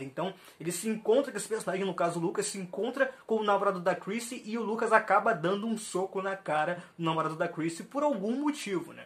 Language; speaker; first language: Portuguese; native; Portuguese